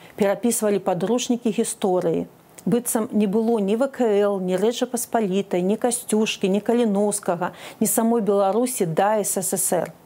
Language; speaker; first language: Belarusian; non-native, local second language; Russian